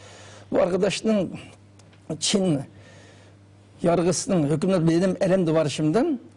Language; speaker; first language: Turkish; non-native, learner; Uyghur